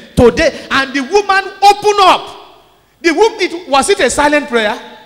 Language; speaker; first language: English; non-native, local second language; Yoruba